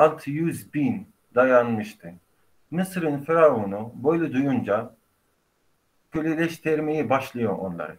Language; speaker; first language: Turkish; non-native, fluent; Arabic